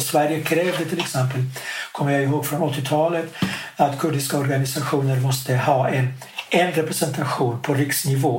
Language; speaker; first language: Swedish; non-native, fluent; Kurdish